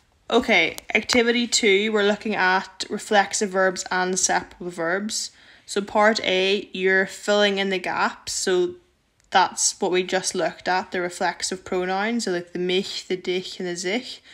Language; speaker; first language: English; native; English